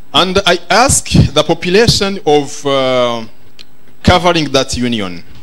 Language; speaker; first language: English; non-native, local second language; Kinyarwanda